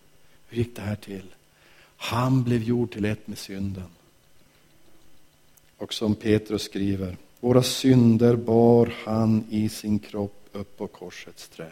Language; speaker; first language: Swedish; native; Swedish